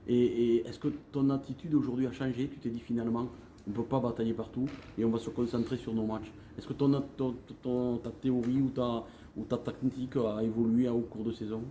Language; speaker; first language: French; native; French